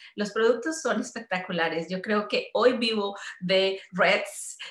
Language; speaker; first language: Spanish; native; Spanish